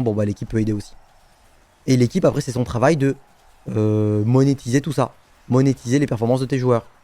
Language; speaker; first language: French; native; French